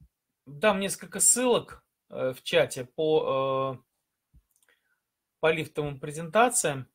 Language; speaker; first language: Russian; native; Russian